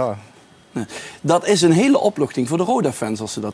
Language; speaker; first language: Dutch; native; Dutch